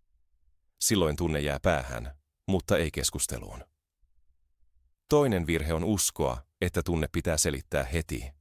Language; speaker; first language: Finnish; non-native, fluent; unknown